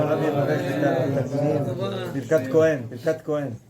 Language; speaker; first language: Hebrew; non-native, fluent; Spanish